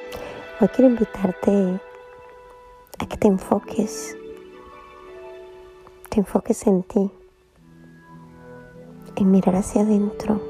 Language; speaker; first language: Spanish; native; Spanish